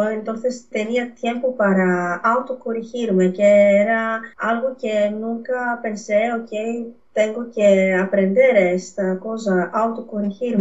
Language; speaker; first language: Spanish; non-native, fluent; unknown